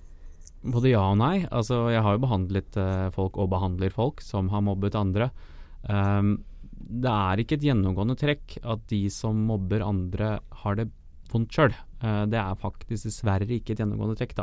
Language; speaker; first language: Norwegian; native; Norwegian